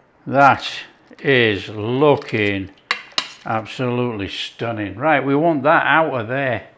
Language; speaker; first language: English; native; English